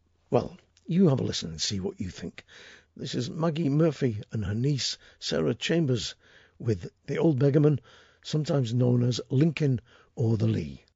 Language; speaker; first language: English; native; English